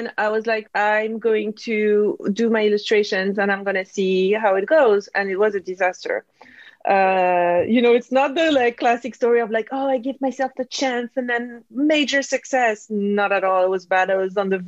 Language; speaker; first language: English; non-native, fluent; French